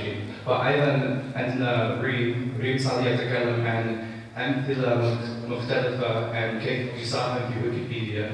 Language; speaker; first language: Arabic; non-native, fluent; English